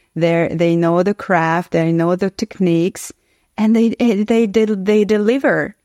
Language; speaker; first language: English; non-native, fluent; Hungarian